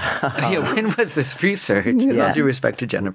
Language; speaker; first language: English; native; English